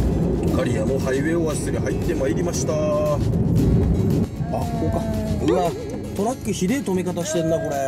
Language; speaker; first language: Japanese; native; Japanese